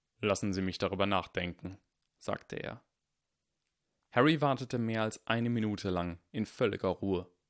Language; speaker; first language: German; native; German